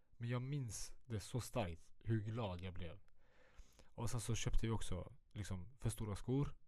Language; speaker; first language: Swedish; early bilingual, other home language; Central Kurdish